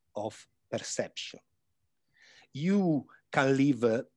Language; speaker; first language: English; non-native, learner; Italian